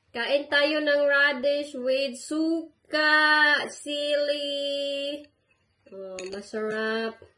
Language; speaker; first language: Filipino; non-native, local second language; Hiligaynon